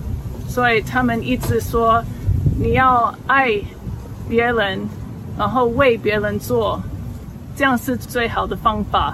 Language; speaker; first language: Chinese; early bilingual, heritage; Chinese